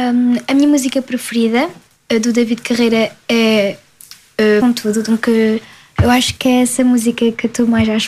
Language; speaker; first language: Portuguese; early bilingual, heritage; French